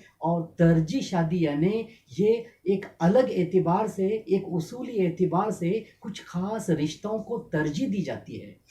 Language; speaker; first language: Urdu; native; Urdu